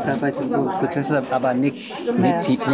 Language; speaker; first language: German; non-native, learner; English